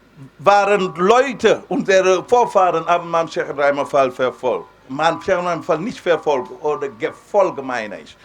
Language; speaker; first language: German; non-native, fluent; Wolof